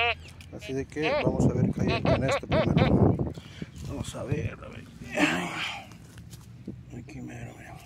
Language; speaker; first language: Spanish; native; Spanish